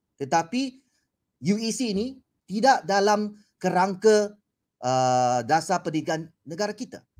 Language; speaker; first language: Malay; non-native, local second language; Chinese